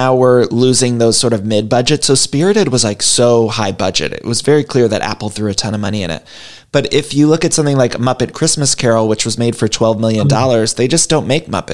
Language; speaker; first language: English; native; English